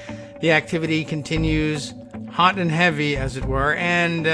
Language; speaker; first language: English; native; English